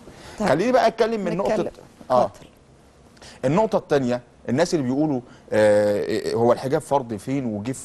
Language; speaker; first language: Arabic; native; Arabic